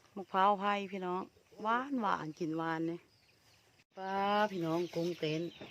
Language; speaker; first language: Thai; native; Thai